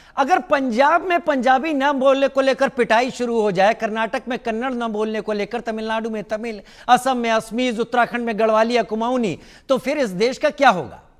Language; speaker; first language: Hindi; native; Hindi